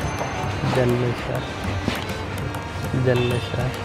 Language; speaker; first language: Filipino; non-native, learner; Punjabi